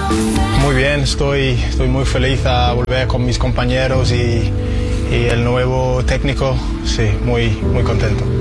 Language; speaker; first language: Spanish; non-native, learner; English